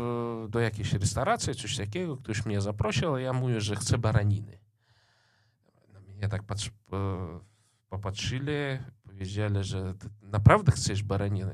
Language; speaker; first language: Polish; non-native, fluent; Russian